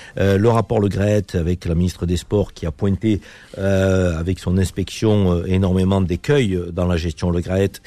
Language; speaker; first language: French; native; French